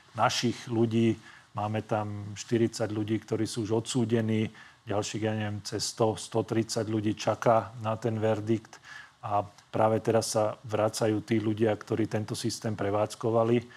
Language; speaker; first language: Slovak; non-native, local second language; Hungarian